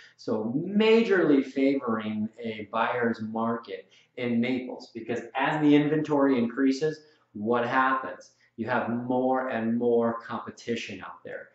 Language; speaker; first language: English; native; English